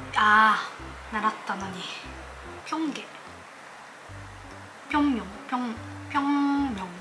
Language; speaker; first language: Korean; non-native, learner; Japanese